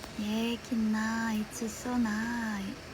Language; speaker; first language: English; non-native, learner; Korean